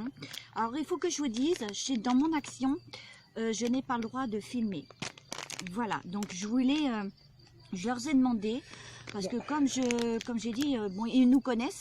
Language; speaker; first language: French; native; French